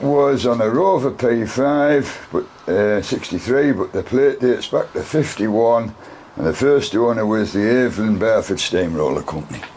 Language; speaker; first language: English; native; English